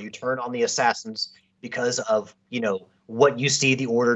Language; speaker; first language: English; native; English